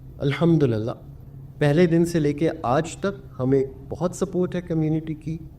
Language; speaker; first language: Urdu; early bilingual, heritage; Urdu